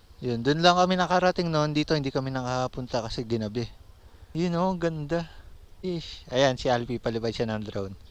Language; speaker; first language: Filipino; non-native, local second language; Pampanga